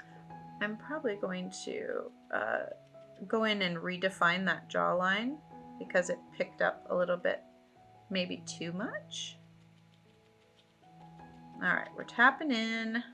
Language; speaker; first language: English; native; English